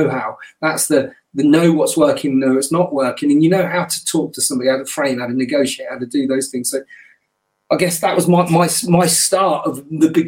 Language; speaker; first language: English; native; English